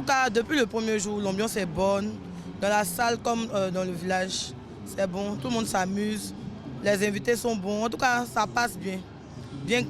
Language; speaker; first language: French; native; French